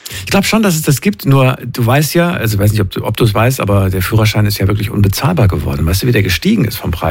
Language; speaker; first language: German; native; German